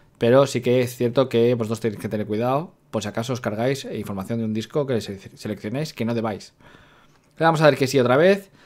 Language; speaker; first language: Spanish; native; Spanish